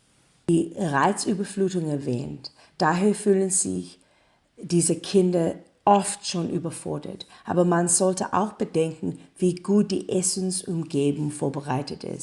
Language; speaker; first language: German; non-native, learner; English